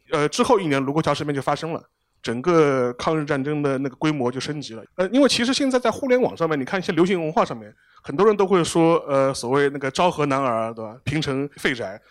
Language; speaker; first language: Chinese; native; Chinese